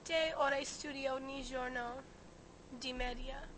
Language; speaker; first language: Italian; non-native, learner; English